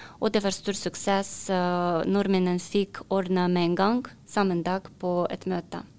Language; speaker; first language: Norwegian; non-native, learner; Russian